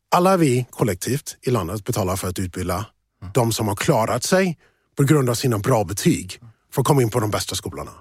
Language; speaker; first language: Swedish; early bilingual, other home language; English